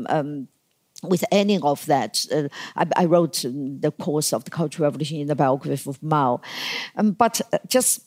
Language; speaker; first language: English; non-native, fluent; Chinese